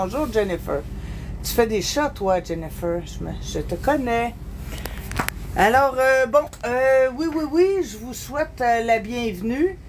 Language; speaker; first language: French; native; French